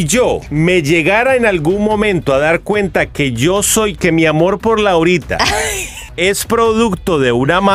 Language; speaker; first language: Spanish; native; Spanish